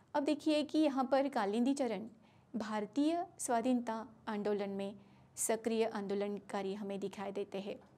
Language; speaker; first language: Hindi; non-native, local second language; Marathi